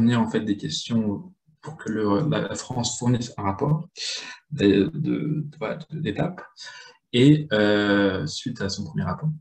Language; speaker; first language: French; native; French